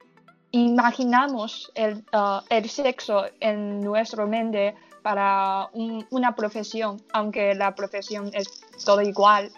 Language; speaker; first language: Spanish; non-native, learner; Chinese